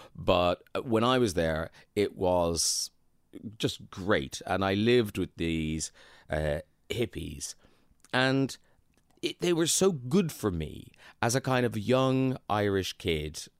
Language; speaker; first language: English; native; English